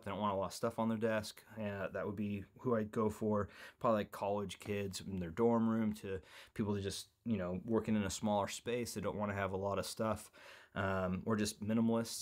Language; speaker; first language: English; native; English